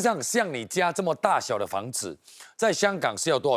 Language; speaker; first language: Chinese; native; Chinese